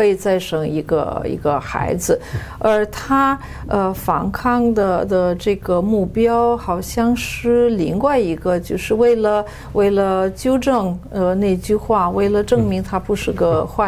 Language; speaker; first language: Chinese; non-native, fluent; Romanian